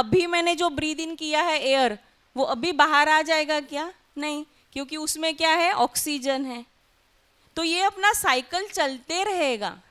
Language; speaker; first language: Hindi; non-native, local second language; Marathi